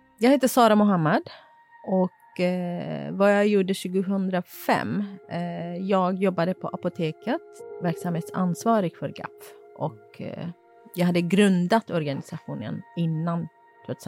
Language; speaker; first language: Swedish; non-native, fluent; Kurdish